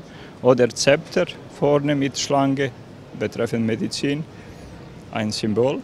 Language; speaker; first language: German; non-native, local second language; Serbian